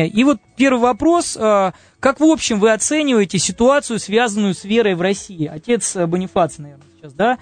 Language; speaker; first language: Russian; native; Russian